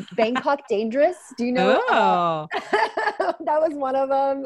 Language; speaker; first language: English; early bilingual, other home language; Turkish